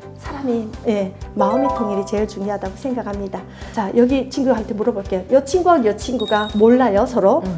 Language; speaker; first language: Korean; native; Korean